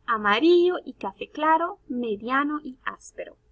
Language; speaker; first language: Spanish; non-native, fluent; English